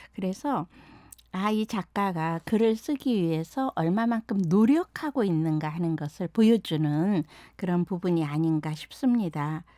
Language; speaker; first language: Korean; native; Korean